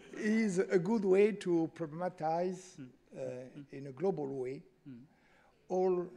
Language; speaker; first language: English; non-native, learner; French